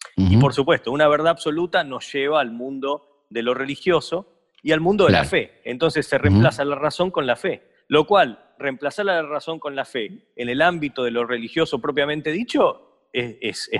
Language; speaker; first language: Spanish; native; Spanish